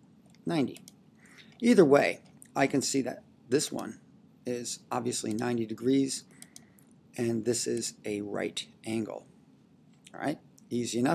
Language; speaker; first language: English; native; English